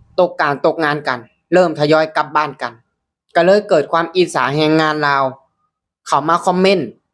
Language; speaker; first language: Thai; non-native, local second language; Lao